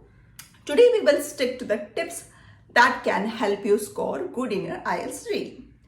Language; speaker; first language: English; non-native, local second language; Malayalam